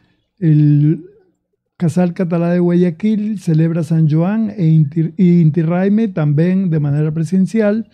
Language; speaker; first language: Catalan; non-native, learner; Spanish